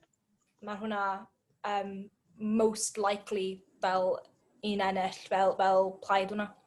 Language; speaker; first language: Welsh; non-native, learner; English